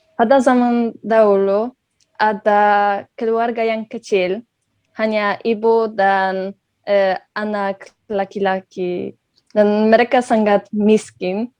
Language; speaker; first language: Indonesian; non-native, learner; Polish